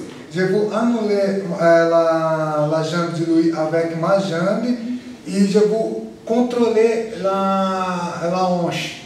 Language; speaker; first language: French; non-native, learner; Portuguese